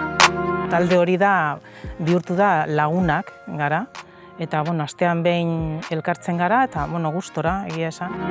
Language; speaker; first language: Basque; non-native, local second language; Spanish